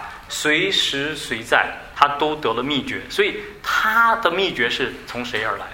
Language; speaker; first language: Chinese; native; Chinese